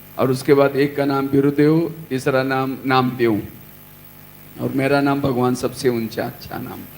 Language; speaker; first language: Hindi; non-native, local second language; Marathi